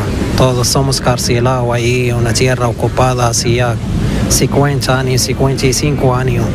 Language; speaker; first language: Spanish; non-native, learner; Arabic